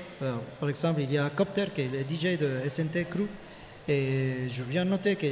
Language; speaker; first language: French; non-native, fluent; Spanish